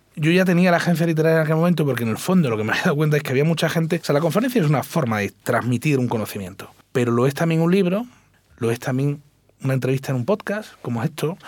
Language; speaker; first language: Spanish; native; Spanish